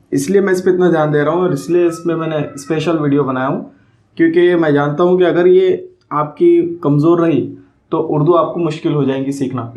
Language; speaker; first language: Hindi; non-native, local second language; Urdu